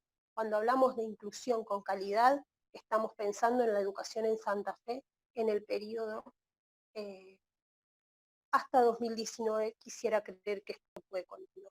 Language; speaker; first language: Spanish; native; Spanish